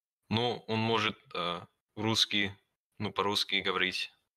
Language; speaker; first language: Russian; non-native, learner; English